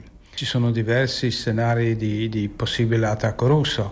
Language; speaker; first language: Italian; non-native, fluent; Polish